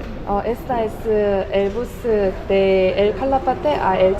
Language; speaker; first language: Spanish; non-native, learner; Korean